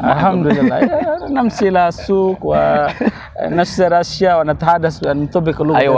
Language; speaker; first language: Arabic; non-native, learner; Indonesian